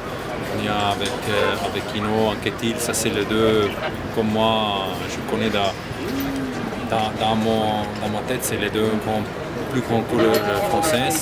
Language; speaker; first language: French; non-native, local second language; German